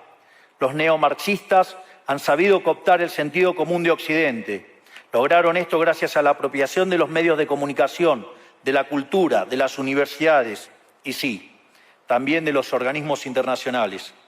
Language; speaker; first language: Spanish; native; Spanish